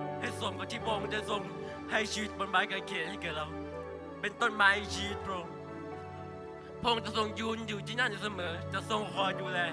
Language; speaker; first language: Thai; native; Thai